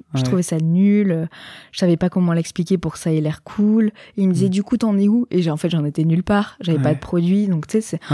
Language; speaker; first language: French; native; French